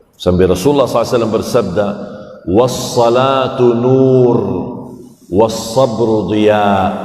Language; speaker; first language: Malay; non-native, fluent; Arabic